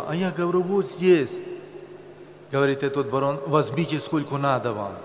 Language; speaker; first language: Russian; non-native, local second language; Romany